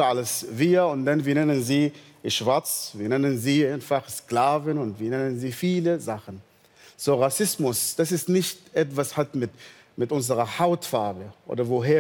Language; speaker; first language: German; non-native, fluent; Arabic